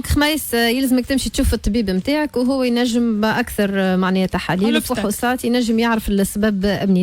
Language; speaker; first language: Arabic; native; Arabic